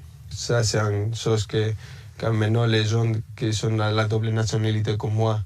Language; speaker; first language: French; early bilingual, other home language; Spanish